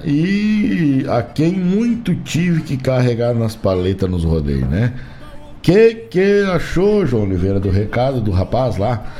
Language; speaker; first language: Portuguese; native; Portuguese